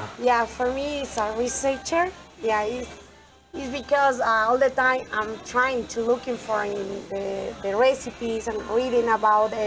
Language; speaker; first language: English; non-native, learner; Spanish